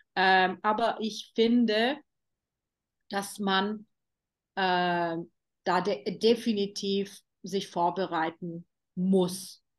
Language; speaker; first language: German; native; German